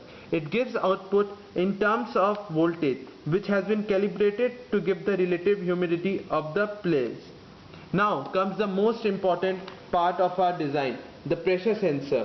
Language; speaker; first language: English; non-native, local second language; Bangla